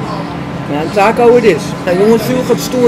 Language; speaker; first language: Dutch; native; Dutch